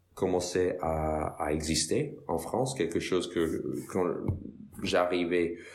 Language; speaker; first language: French; non-native, fluent; English